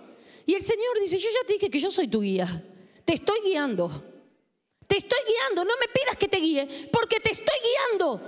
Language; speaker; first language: Spanish; native; Spanish